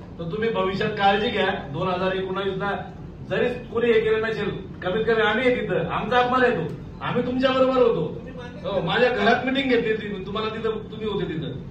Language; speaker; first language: Marathi; non-native, local second language; Lambadi